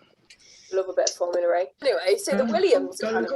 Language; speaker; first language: English; native; English